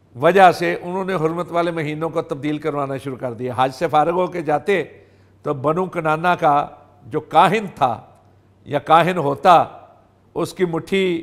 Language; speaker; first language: Urdu; non-native, local second language; Punjabi